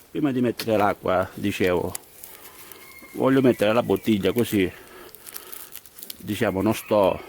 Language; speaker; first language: Italian; native; Italian